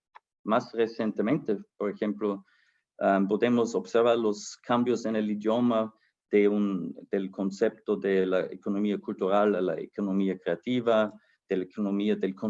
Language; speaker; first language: Spanish; non-native, fluent; German